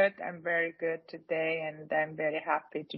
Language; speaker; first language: English; non-native, fluent; Persian